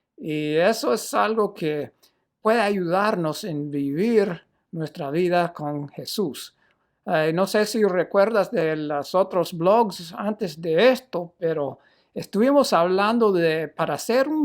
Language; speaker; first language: Spanish; non-native, fluent; English